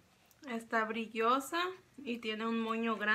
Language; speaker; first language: Spanish; native; Spanish